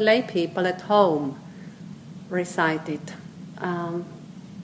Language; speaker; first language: English; non-native, fluent; Swiss German